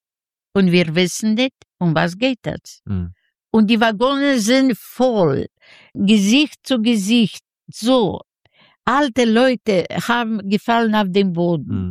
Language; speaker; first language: German; non-native, learner; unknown